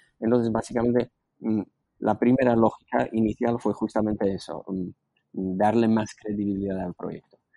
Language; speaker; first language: Spanish; non-native, fluent; Slovak